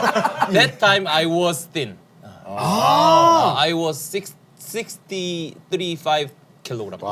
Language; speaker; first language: English; non-native, learner; Korean